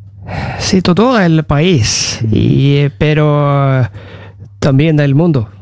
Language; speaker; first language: Spanish; non-native, learner; Norwegian